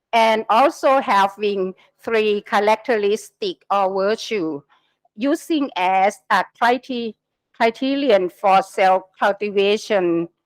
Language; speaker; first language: English; non-native, learner; Thai